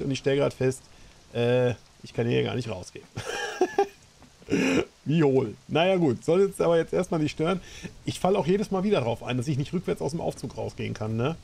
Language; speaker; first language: German; native; German